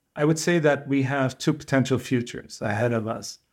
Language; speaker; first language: English; non-native, fluent; Portuguese